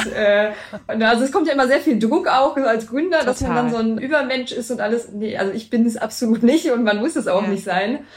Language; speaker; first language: German; native; German